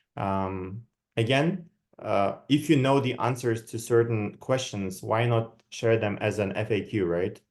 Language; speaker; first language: English; non-native, fluent; Kazakh